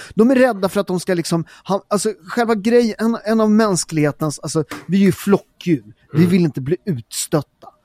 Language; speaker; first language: Swedish; early bilingual, other home language; Italian